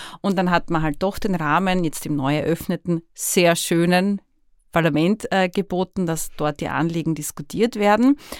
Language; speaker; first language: German; native; German